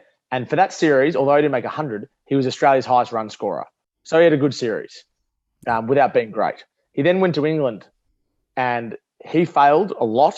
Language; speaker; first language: English; native; English